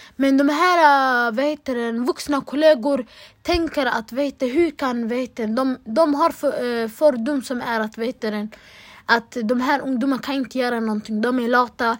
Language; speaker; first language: Swedish; early bilingual, other home language; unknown